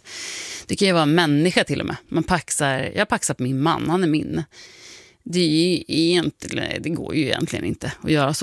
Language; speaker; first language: Swedish; native; Swedish